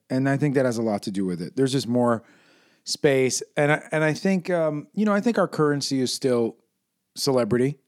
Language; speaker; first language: English; native; English